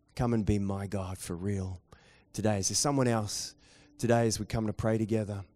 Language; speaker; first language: English; native; English